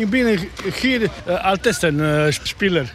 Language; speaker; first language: German; non-native, learner; Croatian